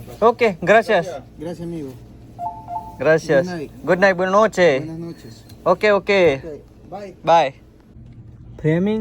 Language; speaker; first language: Spanish; non-native, learner; Gujarati